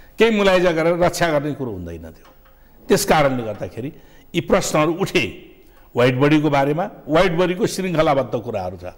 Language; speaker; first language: Nepali; native; Nepali